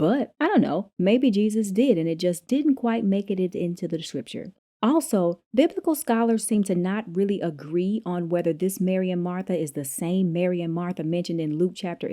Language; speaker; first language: English; native; English